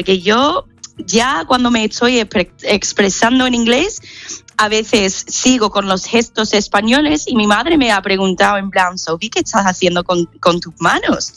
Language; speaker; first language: Spanish; non-native, fluent; English